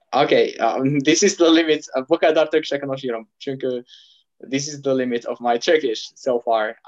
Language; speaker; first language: English; non-native, fluent; Arabic